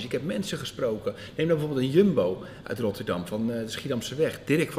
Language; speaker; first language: Dutch; native; Dutch